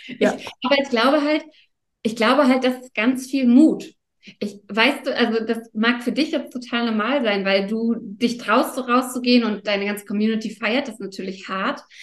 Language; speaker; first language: German; native; German